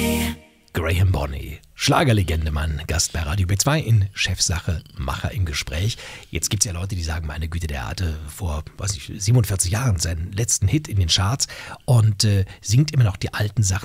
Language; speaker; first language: German; native; German